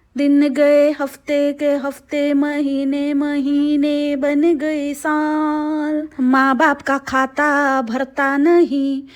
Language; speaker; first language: Hindi; non-native, local second language; Marathi